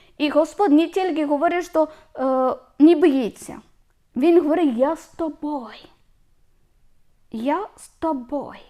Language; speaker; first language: Ukrainian; non-native, learner; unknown